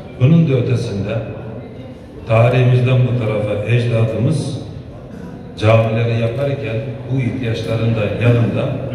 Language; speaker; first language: Turkish; native; Turkish